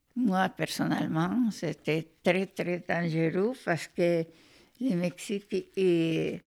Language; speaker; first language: French; non-native, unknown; Spanish